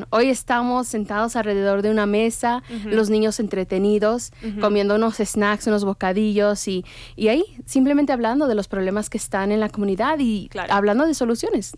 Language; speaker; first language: Spanish; native; Spanish